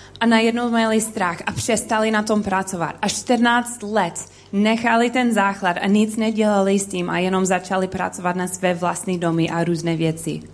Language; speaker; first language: Czech; non-native, learner; English